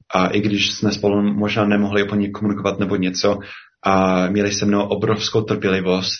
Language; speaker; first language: Czech; non-native, fluent; English